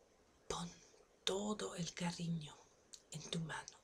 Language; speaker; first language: Spanish; non-native, fluent; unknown